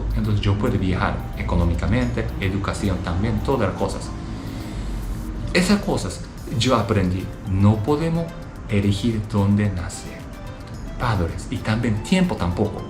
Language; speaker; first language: Spanish; non-native, learner; Japanese